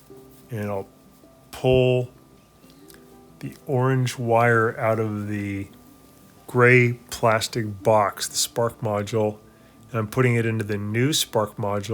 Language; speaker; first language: English; native; English